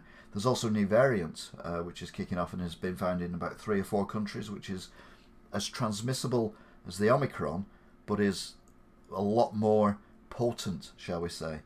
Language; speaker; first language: English; native; English